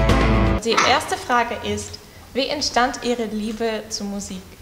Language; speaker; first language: German; non-native, learner; Russian